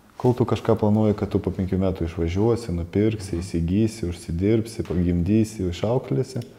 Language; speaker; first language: Lithuanian; native; Lithuanian